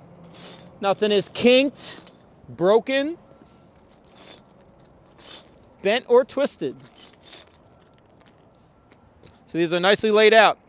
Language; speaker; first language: English; native; English